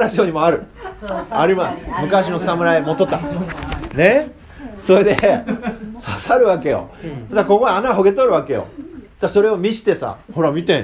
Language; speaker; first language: Japanese; native; Japanese